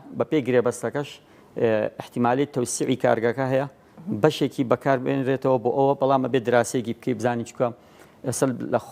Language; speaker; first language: Central Kurdish; native; Central Kurdish